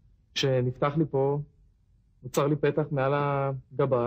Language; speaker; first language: Hebrew; native; Hebrew